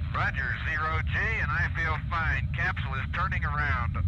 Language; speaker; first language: English; native; English